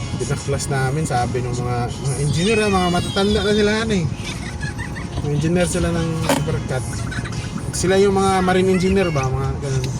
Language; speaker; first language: Filipino; native; Filipino